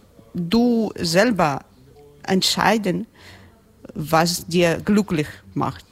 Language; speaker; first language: German; non-native, learner; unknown